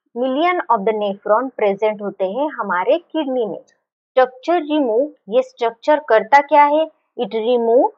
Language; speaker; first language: Hindi; non-native, local second language; Marathi